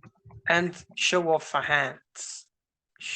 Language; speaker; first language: English; non-native, learner; Portuguese